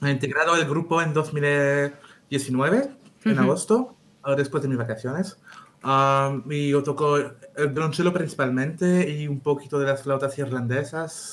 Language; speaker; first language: Spanish; non-native, learner; French